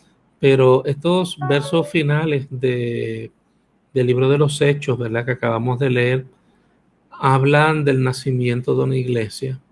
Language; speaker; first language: Spanish; native; Spanish